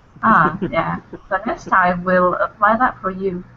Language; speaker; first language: English; non-native, learner; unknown